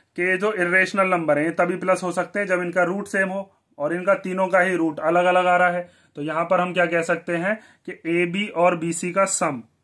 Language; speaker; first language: Hindi; native; Hindi